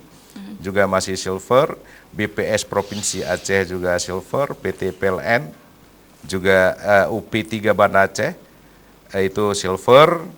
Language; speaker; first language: Malay; native; Malay